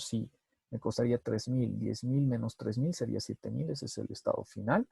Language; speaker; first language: Spanish; native; Spanish